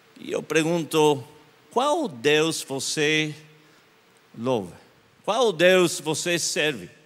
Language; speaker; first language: Portuguese; non-native, learner; English